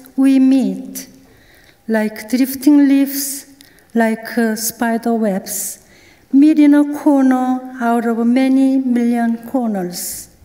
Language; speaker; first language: English; non-native, fluent; Korean